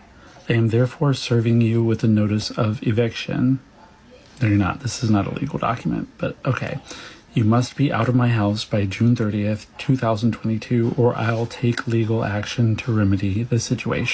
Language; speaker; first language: English; native; English